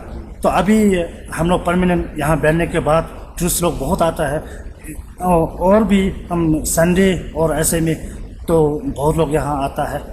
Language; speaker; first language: Hindi; non-native, local second language; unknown